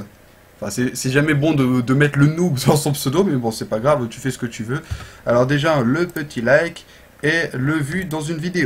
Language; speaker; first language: French; native; French